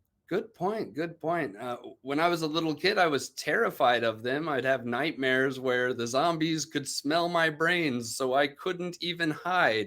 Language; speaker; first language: English; native; English